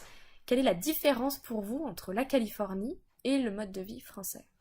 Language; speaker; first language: French; native; French